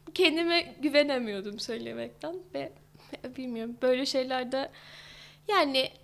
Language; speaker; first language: Turkish; non-native, fluent; English